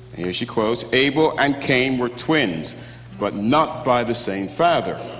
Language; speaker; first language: English; native; English